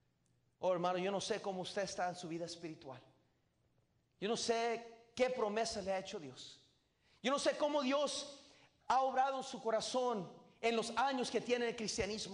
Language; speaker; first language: Spanish; native; Spanish